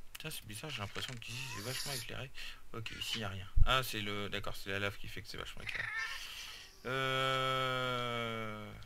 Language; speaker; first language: French; native; French